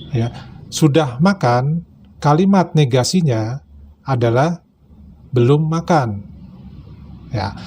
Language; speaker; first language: Indonesian; native; Indonesian